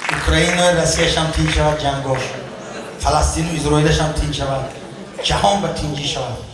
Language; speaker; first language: Tajik; native; Tajik